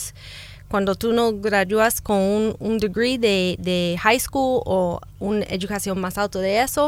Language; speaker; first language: Spanish; non-native, fluent; English